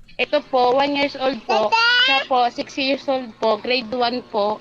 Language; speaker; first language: Filipino; native; Filipino